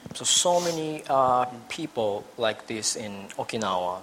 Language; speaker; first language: English; non-native, fluent; Japanese